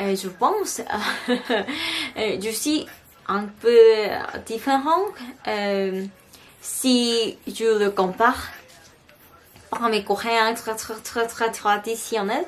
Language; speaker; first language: French; non-native, learner; Korean